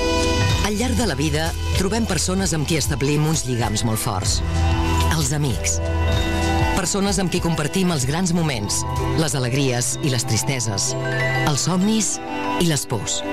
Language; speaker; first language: Catalan; native; Catalan